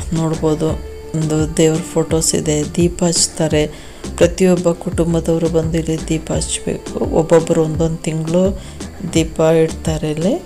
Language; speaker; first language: Kannada; non-native, local second language; Kodava